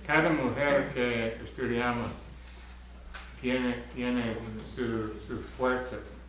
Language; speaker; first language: Spanish; non-native, learner; English